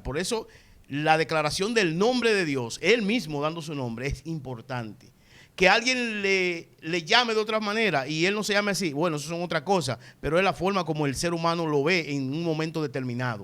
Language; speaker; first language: Spanish; native; Spanish